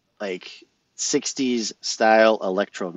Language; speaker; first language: English; native; English